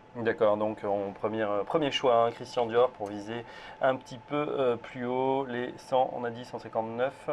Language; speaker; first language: French; native; French